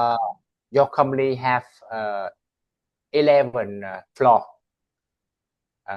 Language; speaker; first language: English; non-native, learner; Vietnamese